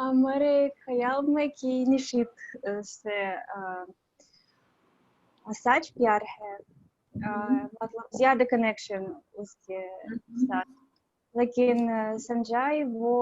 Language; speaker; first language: Hindi; non-native, learner; Russian